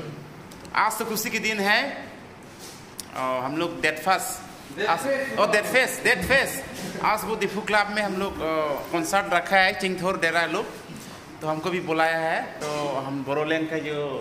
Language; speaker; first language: Hindi; non-native, local second language; Karbi